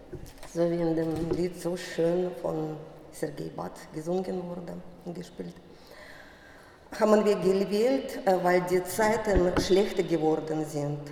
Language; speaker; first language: German; non-native, fluent; Russian